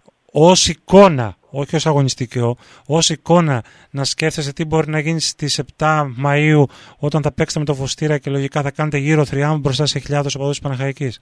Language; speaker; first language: Greek; native; Greek